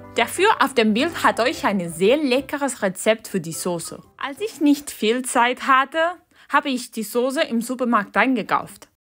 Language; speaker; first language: German; non-native, learner; Spanish